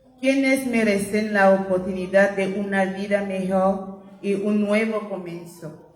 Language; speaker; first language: Spanish; non-native, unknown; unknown